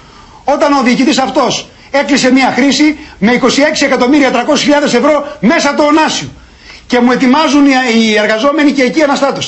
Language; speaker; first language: Greek; native; Greek